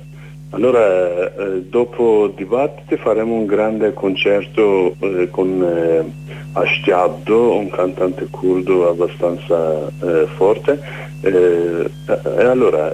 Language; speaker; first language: Italian; non-native, learner; Kurdish